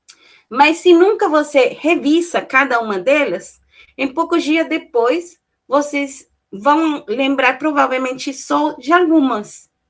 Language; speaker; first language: Portuguese; non-native, fluent; Spanish